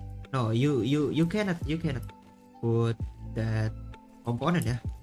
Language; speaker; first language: English; non-native, learner; Indonesian